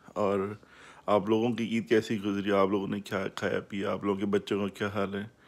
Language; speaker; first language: Urdu; non-native, local second language; Saraiki